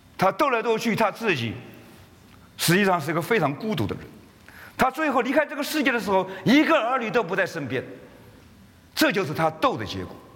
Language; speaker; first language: Chinese; native; Chinese